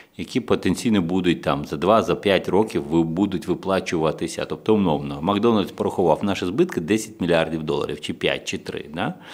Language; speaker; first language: Ukrainian; non-native, local second language; Russian